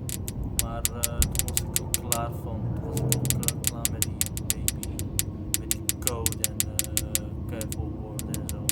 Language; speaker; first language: Dutch; non-native, local second language; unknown